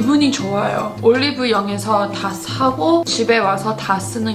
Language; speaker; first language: Korean; early bilingual, heritage; English